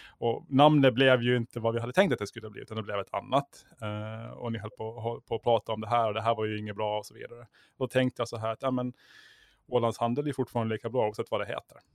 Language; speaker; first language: Swedish; native; Swedish